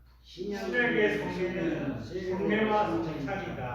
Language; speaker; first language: Korean; native; Korean